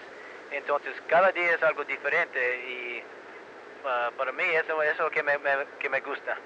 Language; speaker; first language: Spanish; early bilingual, heritage; Spanish